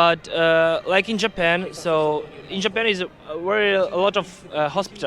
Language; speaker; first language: English; non-native, learner; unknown